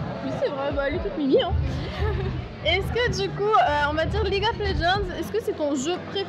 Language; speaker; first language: French; native; French